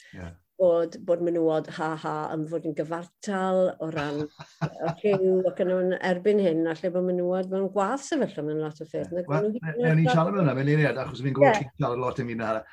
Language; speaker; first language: Welsh; native; Welsh